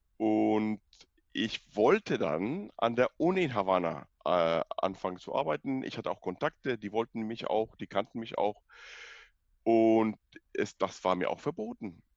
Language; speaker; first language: German; non-native, fluent; Spanish